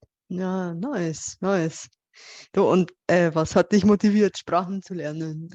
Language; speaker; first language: German; non-native, fluent; Bulgarian